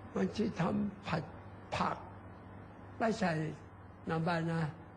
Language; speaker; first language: Thai; non-native, learner; Chinese